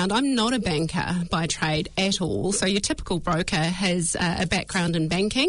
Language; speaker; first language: English; native; English